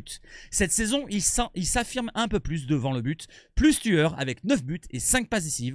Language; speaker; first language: French; native; French